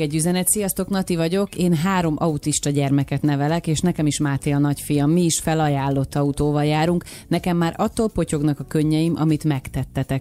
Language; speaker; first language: Hungarian; native; Hungarian